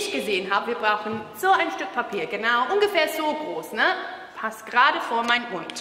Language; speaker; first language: German; non-native, fluent; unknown